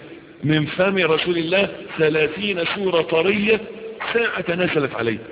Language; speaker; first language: Arabic; native; Arabic